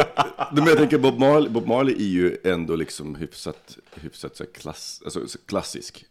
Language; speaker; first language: Swedish; early bilingual, other home language; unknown